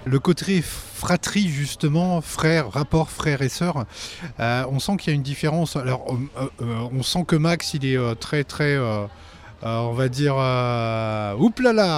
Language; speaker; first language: French; native; French